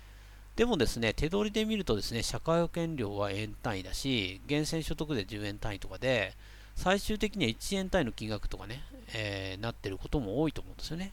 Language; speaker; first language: Japanese; native; Japanese